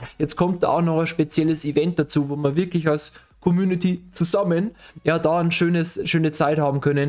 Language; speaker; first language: German; native; German